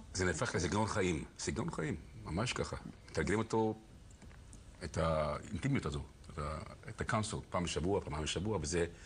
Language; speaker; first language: Hebrew; native; Hebrew